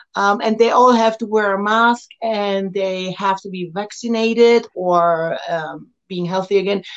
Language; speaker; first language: English; non-native, fluent; German